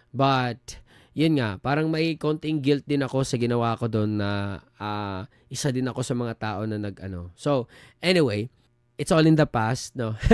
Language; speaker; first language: Filipino; non-native, local second language; Cebuano